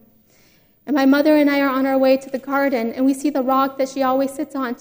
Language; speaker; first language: English; native; English